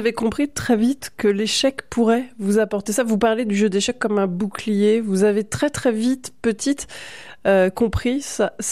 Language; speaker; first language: French; native; French